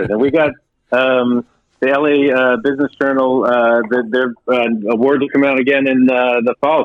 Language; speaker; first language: English; native; English